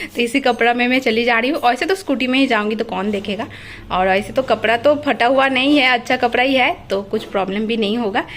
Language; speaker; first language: Hindi; non-native, local second language; Bangla